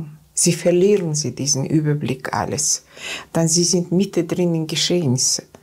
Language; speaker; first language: German; non-native, learner; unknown